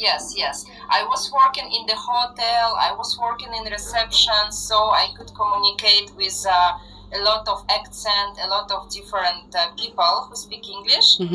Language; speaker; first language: English; non-native, fluent; Russian